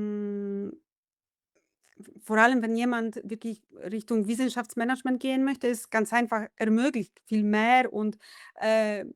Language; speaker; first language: German; non-native, fluent; Polish